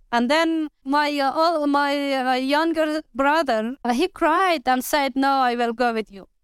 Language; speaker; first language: English; non-native, learner; Persian